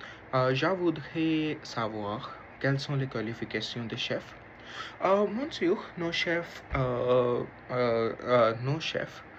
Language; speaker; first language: French; non-native, learner; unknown